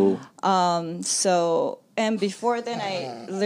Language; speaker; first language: English; non-native, fluent; Japanese